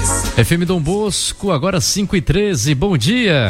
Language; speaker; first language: Portuguese; native; Portuguese